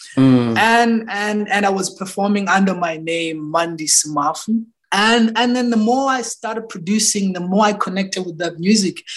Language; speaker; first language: English; non-native, local second language; Xhosa